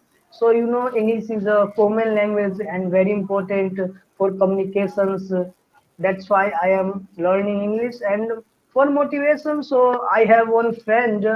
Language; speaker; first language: English; non-native, learner; Hindi